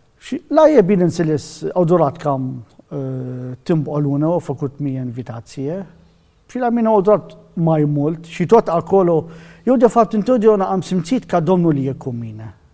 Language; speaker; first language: Romanian; non-native, learner; Arabic